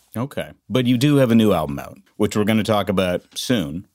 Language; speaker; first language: English; native; English